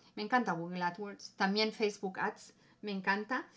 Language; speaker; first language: Spanish; early bilingual, heritage; German